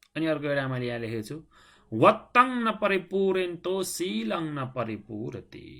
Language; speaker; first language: Nepali; non-native, local second language; Newari